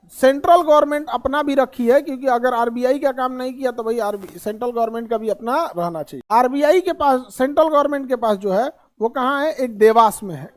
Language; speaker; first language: Hindi; native; Hindi